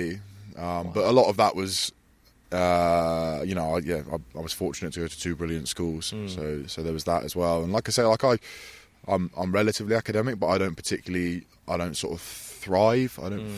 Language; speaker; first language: English; native; English